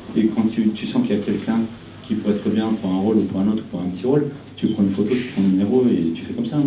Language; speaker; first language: French; non-native, fluent; Spanish